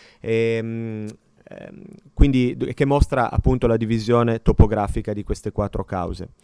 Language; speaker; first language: Italian; native; Italian